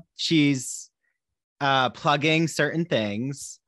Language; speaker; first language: English; native; English